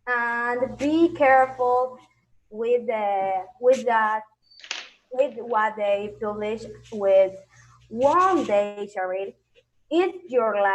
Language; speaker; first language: English; non-native, learner; Spanish